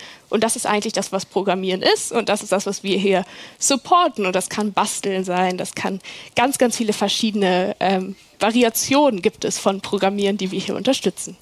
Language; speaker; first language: German; native; German